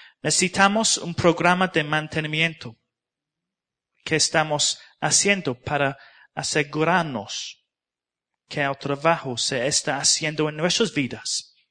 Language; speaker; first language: Spanish; non-native, learner; English